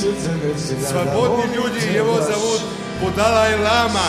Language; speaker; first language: Russian; non-native, learner; Serbian